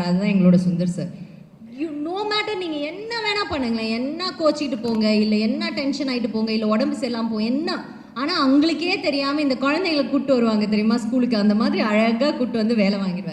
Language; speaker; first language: Tamil; native; Tamil